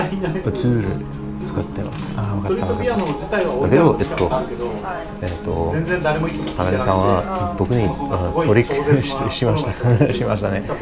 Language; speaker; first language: Japanese; non-native, learner; English